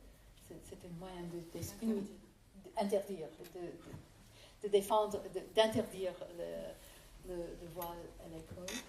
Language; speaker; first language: French; non-native, fluent; English